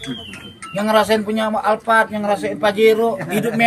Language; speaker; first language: Indonesian; native; Indonesian